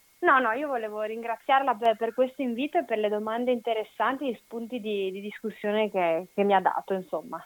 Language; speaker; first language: Italian; native; Italian